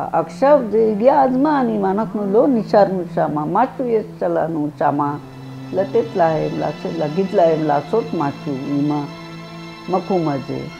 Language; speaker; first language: Hebrew; non-native, fluent; Marathi